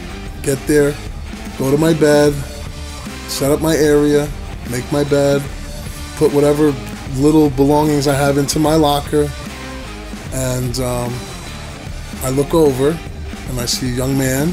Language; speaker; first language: English; native; English